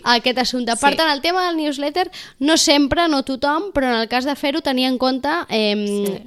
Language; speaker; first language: Catalan; native; Catalan